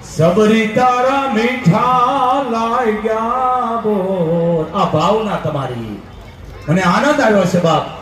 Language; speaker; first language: Gujarati; native; Gujarati